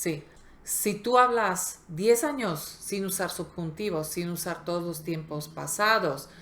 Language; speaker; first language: Spanish; non-native, fluent; Slovak